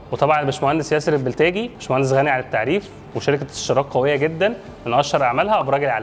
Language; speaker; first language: Arabic; native; Arabic